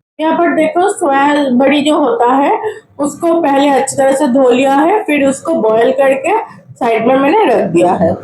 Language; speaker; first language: Hindi; non-native, local second language; Bangla